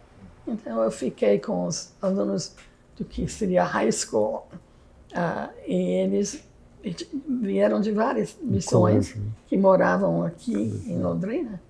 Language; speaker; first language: Portuguese; non-native, fluent; English